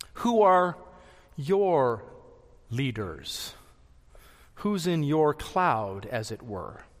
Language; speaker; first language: English; native; English